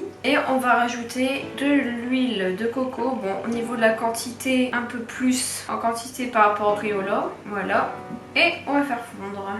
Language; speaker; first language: French; native; French